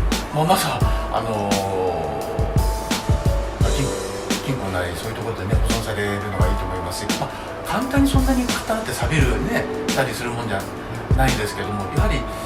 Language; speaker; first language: Japanese; native; Japanese